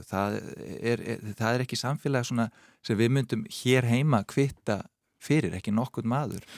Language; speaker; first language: Icelandic; native; Icelandic